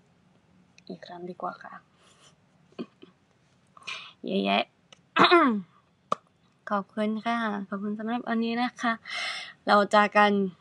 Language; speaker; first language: Thai; non-native, learner; Japanese